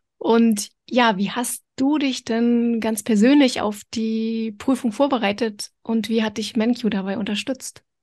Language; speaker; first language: German; native; German